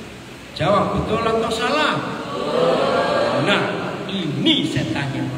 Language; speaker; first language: Indonesian; native; Indonesian